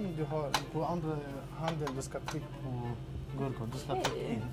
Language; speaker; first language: Swedish; non-native, fluent; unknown